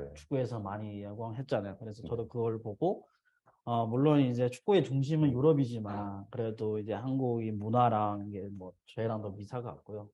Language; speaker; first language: Korean; non-native, fluent; Chinese